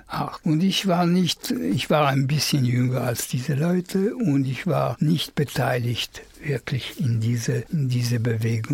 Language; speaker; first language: German; non-native, fluent; French